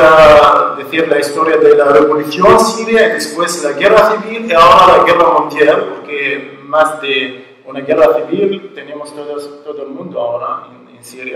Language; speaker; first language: Spanish; non-native, learner; Arabic